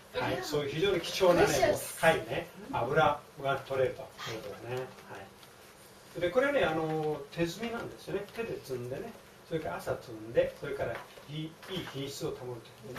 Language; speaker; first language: Japanese; native; Japanese